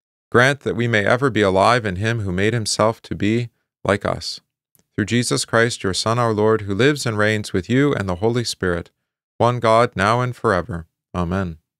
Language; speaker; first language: English; native; English